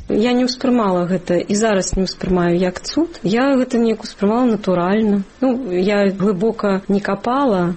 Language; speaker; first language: Belarusian; non-native, local second language; Russian